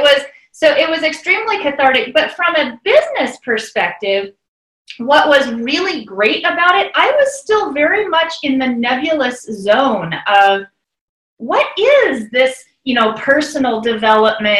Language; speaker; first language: English; native; English